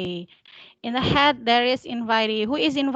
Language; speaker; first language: English; non-native, fluent; Indonesian